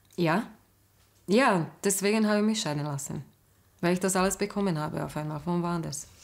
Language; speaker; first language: German; non-native, fluent; Slovak